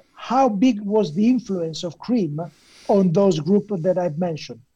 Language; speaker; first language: English; non-native, fluent; Italian